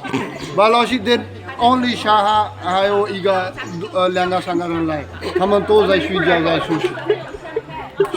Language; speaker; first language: Chinese; non-native, learner; Urdu